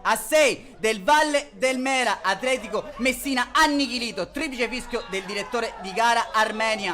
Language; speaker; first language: Italian; native; Italian